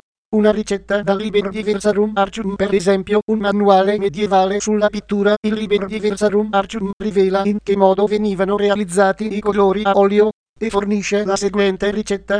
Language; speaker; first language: Italian; native; Italian